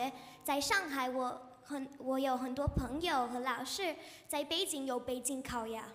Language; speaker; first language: Chinese; early bilingual, other home language; Italian